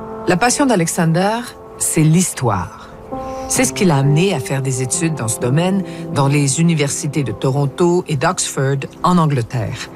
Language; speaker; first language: French; native; French